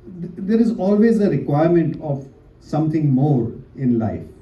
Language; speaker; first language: English; non-native, local second language; Hindi